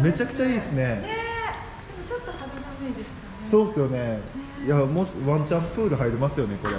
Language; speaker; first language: Japanese; native; Japanese